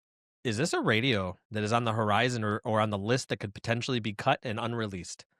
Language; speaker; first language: English; native; English